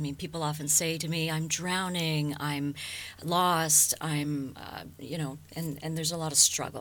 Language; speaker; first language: English; native; English